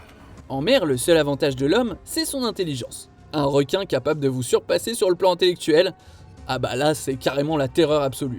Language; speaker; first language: French; native; French